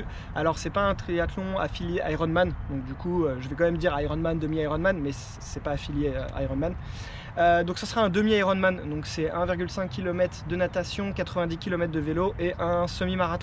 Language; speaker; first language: French; native; French